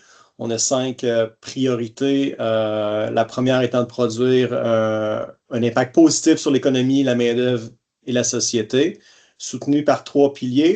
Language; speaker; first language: French; native; French